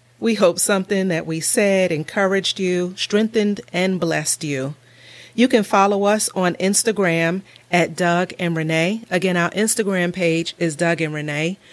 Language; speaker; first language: English; native; English